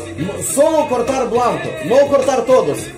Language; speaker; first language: Spanish; non-native, learner; Russian